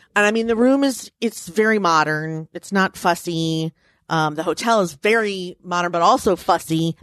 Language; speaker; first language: English; native; English